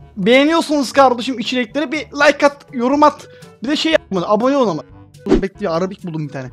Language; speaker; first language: Turkish; native; Turkish